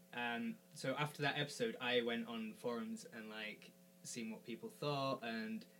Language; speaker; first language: English; native; English